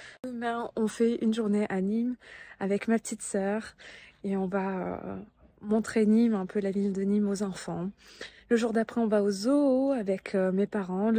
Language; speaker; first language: French; native; French